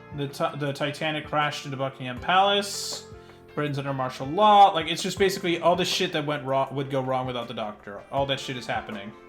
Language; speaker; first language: English; native; English